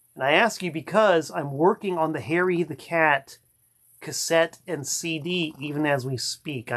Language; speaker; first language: English; native; English